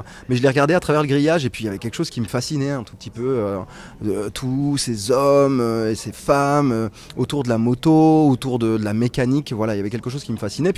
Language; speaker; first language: French; native; French